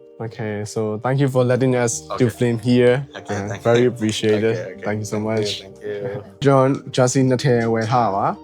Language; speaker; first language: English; non-native, learner; Burmese